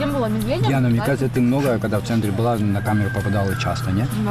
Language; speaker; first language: Russian; non-native, fluent; Korean